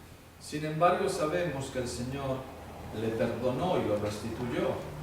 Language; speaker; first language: Spanish; native; Spanish